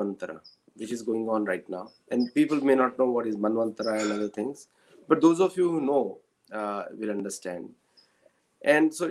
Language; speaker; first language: English; non-native, local second language; Marathi